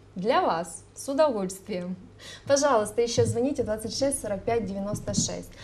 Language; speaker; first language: Russian; non-native, local second language; Ukrainian